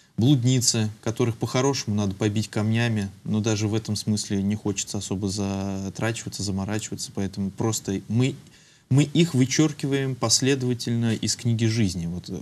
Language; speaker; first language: Russian; native; Russian